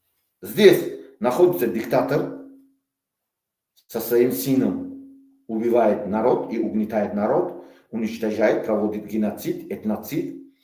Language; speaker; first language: Russian; non-native, local second language; Tajik